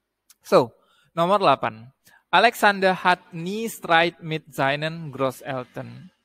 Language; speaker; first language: German; non-native, learner; Indonesian